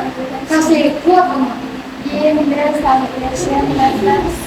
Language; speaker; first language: English; non-native, learner; Indonesian